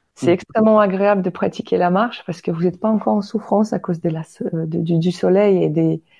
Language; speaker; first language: French; non-native, fluent; Polish